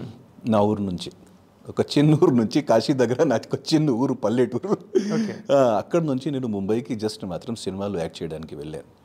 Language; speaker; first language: Telugu; non-native, fluent; Hindi